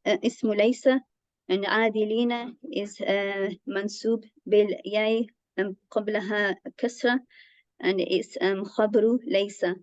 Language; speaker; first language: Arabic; non-native, learner; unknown